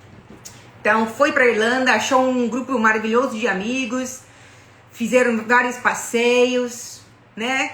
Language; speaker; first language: Portuguese; non-native, fluent; English